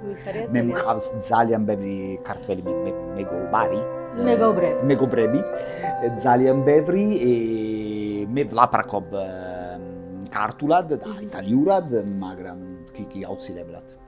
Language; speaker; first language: Georgian; non-native, learner; Italian